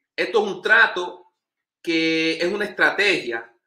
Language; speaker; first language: Spanish; early bilingual, heritage; Spanish